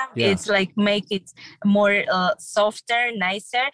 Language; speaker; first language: English; non-native, learner; Russian